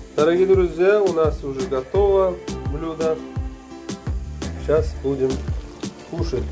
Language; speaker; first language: Russian; non-native, local second language; Uzbek